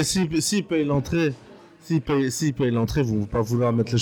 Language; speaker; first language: French; native; French